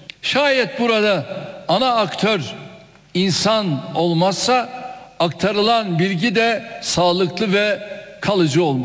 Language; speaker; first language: Turkish; native; Turkish